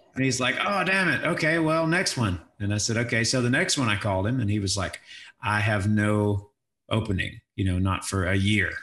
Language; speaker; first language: English; native; English